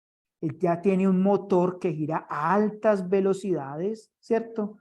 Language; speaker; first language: Spanish; native; Spanish